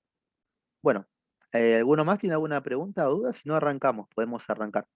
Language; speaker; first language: Spanish; native; Spanish